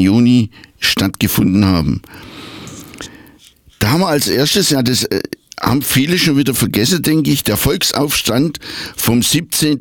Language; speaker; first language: German; native; German